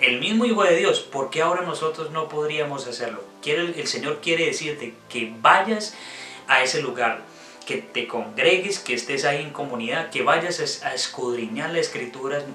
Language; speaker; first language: Spanish; native; Spanish